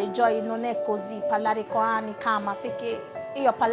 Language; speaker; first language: Italian; non-native, learner; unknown